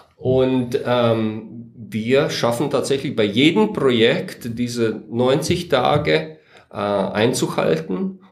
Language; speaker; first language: German; non-native, fluent; Latvian